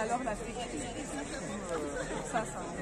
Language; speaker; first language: French; native; French